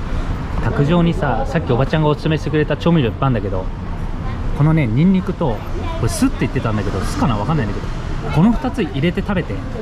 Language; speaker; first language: Japanese; native; Japanese